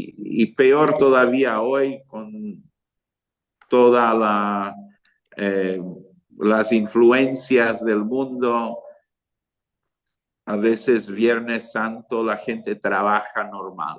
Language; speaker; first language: Spanish; non-native, fluent; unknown